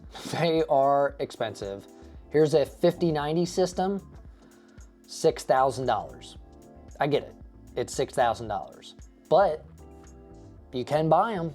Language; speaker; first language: English; native; English